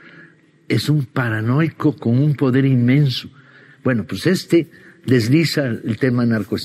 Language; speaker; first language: Spanish; native; Spanish